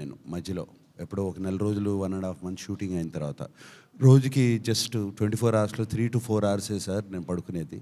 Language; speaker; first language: Telugu; native; Telugu